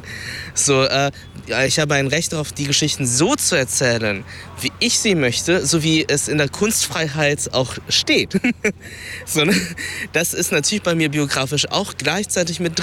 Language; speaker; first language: German; early bilingual, other home language; Vietnamese